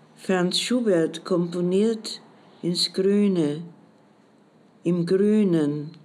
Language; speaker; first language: German; native; German